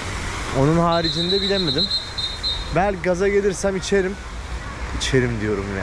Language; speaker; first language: Turkish; native; Turkish